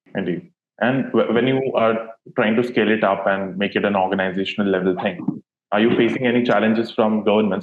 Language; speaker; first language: English; non-native, local second language; Hindi